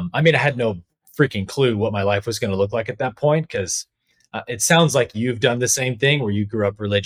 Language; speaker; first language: English; native; English